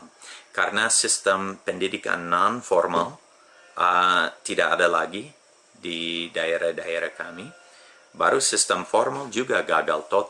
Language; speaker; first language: Indonesian; non-native, fluent; English